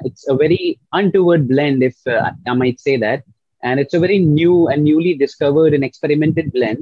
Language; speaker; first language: English; non-native, local second language; Hindi